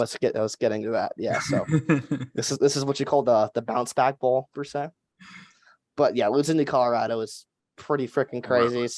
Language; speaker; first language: English; native; English